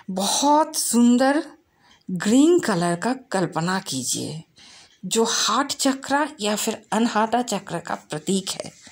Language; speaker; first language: Hindi; non-native, local second language; Bangla